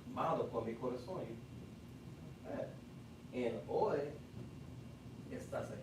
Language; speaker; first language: Spanish; non-native, fluent; English